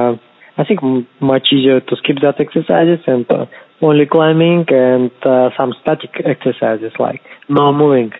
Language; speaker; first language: English; non-native, learner; Kazakh